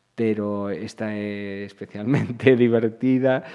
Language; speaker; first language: Galician; native; Galician